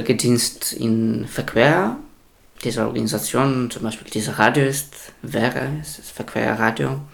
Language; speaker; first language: German; non-native, learner; Russian